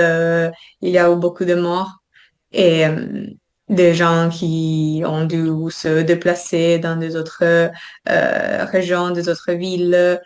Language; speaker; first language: French; non-native, fluent; Italian